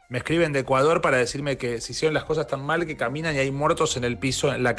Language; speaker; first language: Spanish; native; Spanish